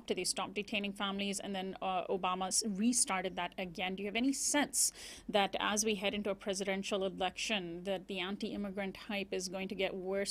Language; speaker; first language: English; native; English